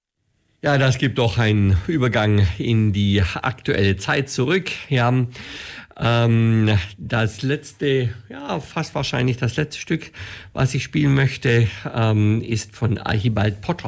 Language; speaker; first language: German; native; German